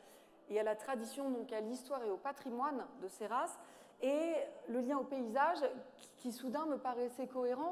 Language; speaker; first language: French; native; French